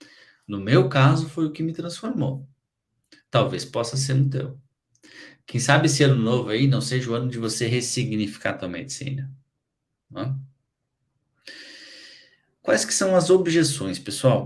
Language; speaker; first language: Portuguese; native; Portuguese